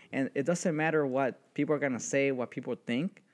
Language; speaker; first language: English; early bilingual, other home language; Spanish